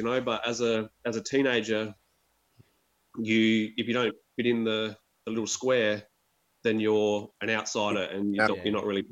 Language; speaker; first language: English; native; English